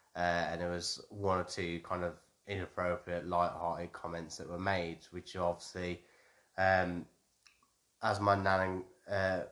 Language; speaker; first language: English; native; English